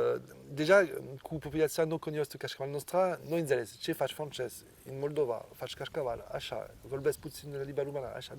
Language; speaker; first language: Romanian; non-native, learner; French